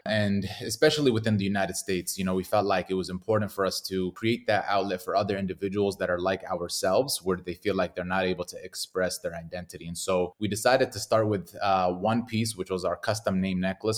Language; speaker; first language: English; native; English